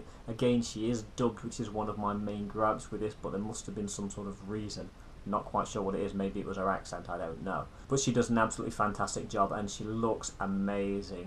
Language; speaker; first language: English; native; English